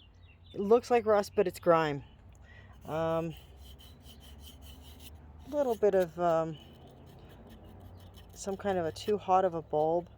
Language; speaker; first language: English; native; English